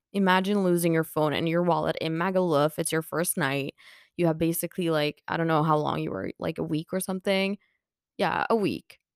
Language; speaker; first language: English; non-native, fluent; Swedish